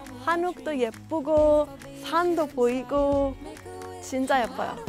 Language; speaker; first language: Korean; non-native, fluent; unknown